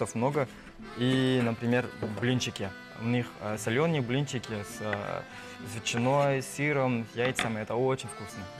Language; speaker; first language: Russian; non-native, fluent; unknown